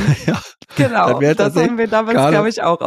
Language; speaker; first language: German; native; German